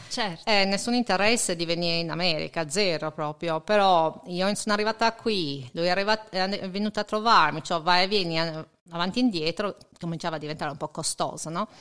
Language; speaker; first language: Italian; non-native, fluent; Albanian